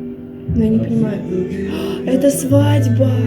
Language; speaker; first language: Russian; native; Russian